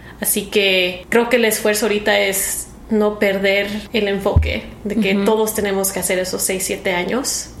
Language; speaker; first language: Spanish; early bilingual, heritage; Spanish